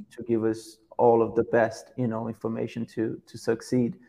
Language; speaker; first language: English; non-native, fluent; Portuguese